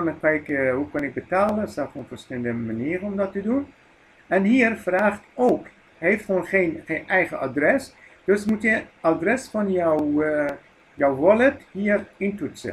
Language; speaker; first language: Dutch; non-native, fluent; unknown